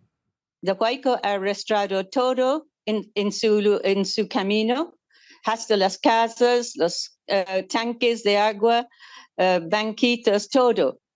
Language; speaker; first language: Spanish; non-native, fluent; English